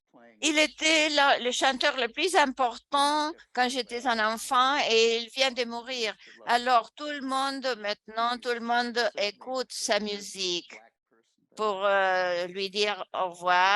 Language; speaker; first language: French; non-native, fluent; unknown